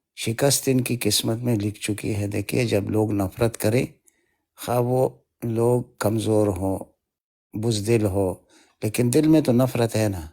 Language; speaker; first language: Urdu; non-native, local second language; Pashto